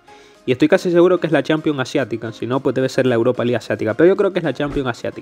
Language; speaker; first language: Spanish; native; Spanish